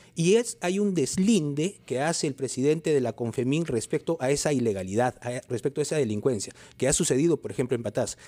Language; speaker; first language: Spanish; native; Spanish